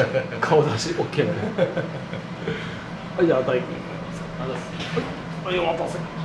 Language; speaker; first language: Japanese; native; Japanese